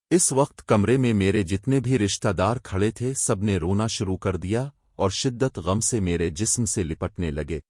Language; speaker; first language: Urdu; native; Urdu